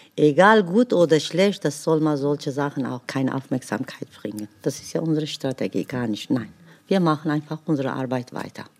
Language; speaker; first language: German; non-native, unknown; Kurdish